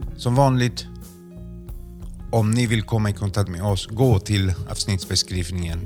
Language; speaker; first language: Swedish; non-native, fluent; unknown